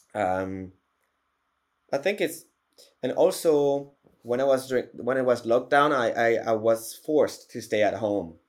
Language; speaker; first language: English; non-native, fluent; French